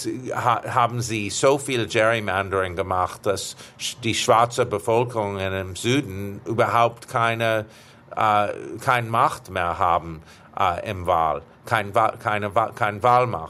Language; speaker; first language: German; non-native, fluent; English